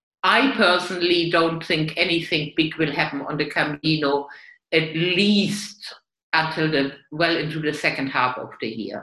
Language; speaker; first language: English; non-native, fluent; German